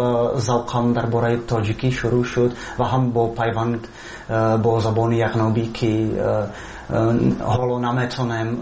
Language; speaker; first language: Persian; non-native, fluent; Slovak